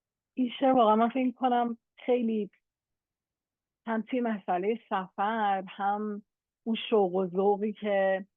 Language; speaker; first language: Persian; native; Persian